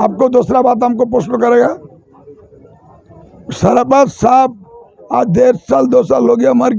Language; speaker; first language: Hindi; non-native, local second language; Bangla